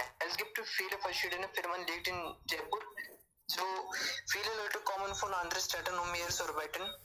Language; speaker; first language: German; non-native, learner; Hindi